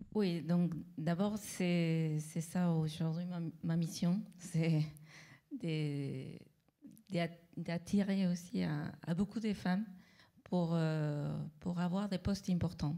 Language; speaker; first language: French; non-native, fluent; Spanish